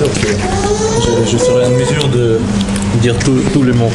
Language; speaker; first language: French; non-native, learner; Russian